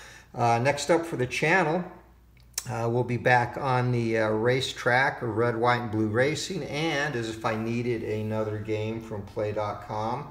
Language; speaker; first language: English; native; English